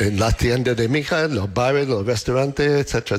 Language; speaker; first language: Spanish; non-native, learner; English